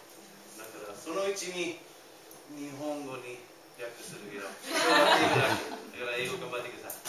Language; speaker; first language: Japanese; non-native, fluent; English